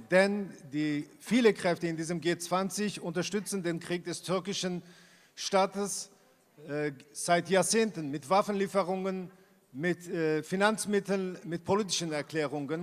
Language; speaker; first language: German; non-native, fluent; Kurdish